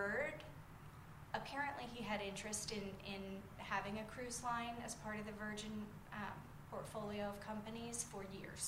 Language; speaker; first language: English; native; English